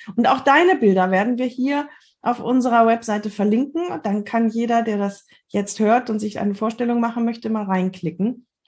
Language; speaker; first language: German; native; German